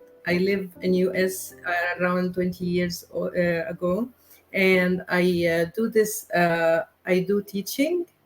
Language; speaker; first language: English; non-native, learner; Arabic